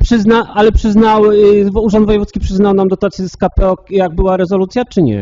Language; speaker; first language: Polish; native; Polish